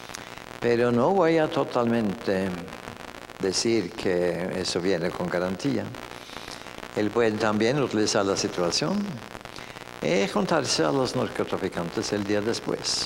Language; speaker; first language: Spanish; non-native, fluent; Norwegian